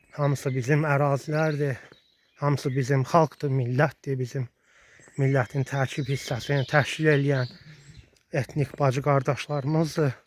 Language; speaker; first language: Azerbaijani; native; Azerbaijani